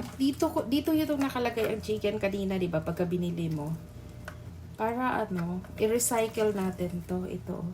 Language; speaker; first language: Filipino; non-native, local second language; Cebuano